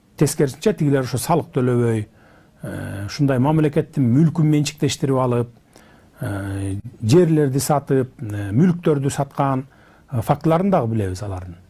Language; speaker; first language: Kyrgyz; native; Kyrgyz